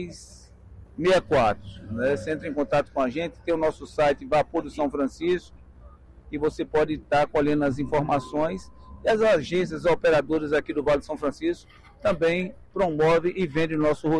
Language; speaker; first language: Portuguese; native; Portuguese